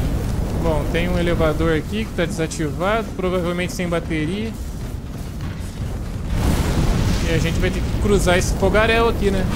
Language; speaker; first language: Portuguese; native; Portuguese